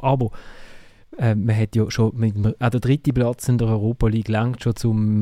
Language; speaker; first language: German; native; German